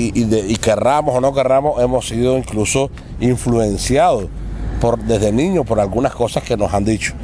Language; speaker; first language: Spanish; native; Spanish